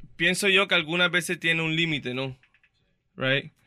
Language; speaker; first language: Spanish; early bilingual, heritage; Spanish